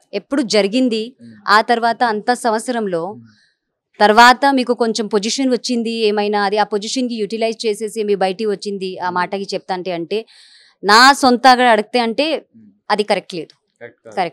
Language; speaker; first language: Telugu; non-native, local second language; Hindi